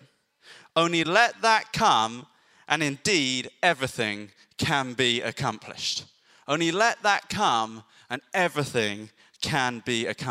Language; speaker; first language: English; native; English